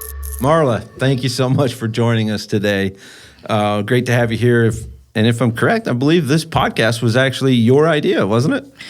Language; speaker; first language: English; native; English